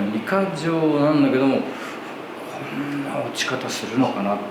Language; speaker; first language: Japanese; native; Japanese